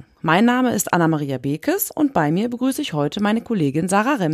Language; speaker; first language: German; native; German